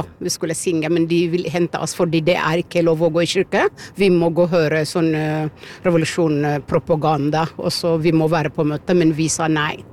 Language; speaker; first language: Norwegian; non-native, learner; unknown